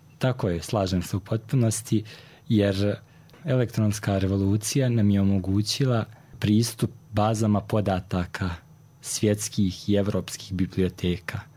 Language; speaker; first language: Croatian; native; Croatian